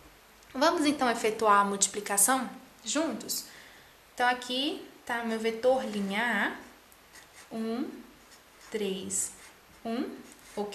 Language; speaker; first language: Portuguese; native; Portuguese